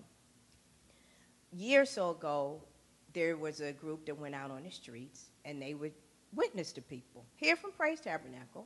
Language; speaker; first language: English; native; English